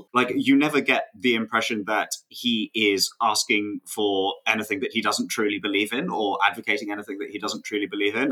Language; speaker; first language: English; native; English